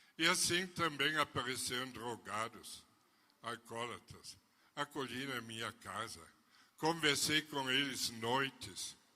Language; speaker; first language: Portuguese; non-native, fluent; German